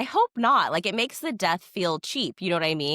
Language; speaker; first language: English; native; English